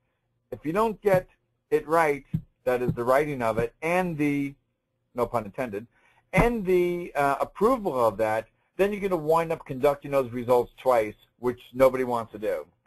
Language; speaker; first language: English; native; English